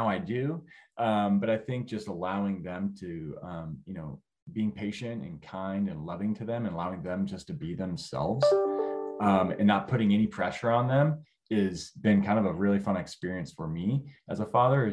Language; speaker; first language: English; native; English